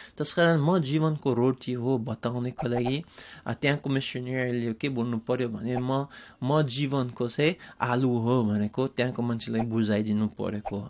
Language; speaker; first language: Nepali; non-native, fluent; English